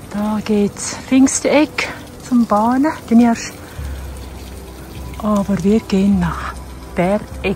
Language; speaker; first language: German; non-native, learner; Tibetan